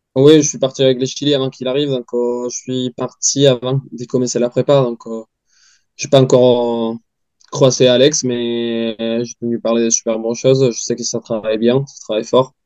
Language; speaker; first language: French; non-native, fluent; Spanish